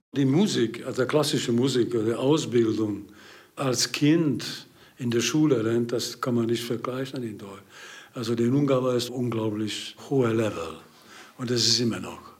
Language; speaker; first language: German; non-native, learner; Hungarian